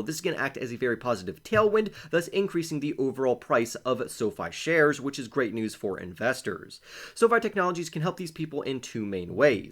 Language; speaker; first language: English; native; English